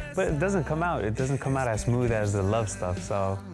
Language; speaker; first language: English; native; English